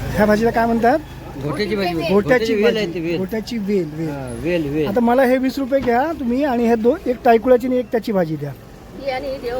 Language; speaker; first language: Marathi; native; Marathi